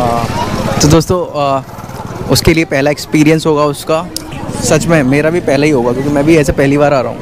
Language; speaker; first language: Hindi; native; Hindi